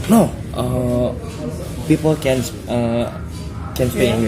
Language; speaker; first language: English; non-native, learner; Indonesian